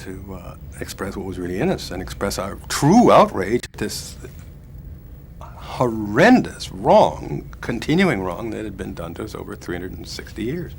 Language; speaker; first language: English; native; English